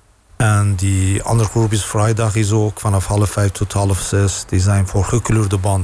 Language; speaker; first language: Dutch; non-native, fluent; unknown